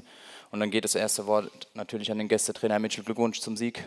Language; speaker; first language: German; native; German